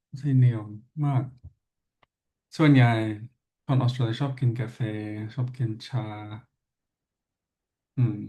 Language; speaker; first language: Thai; non-native, learner; English